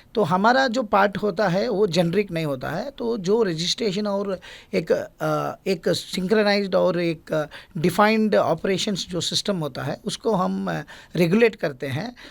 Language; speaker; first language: Hindi; non-native, local second language; Gujarati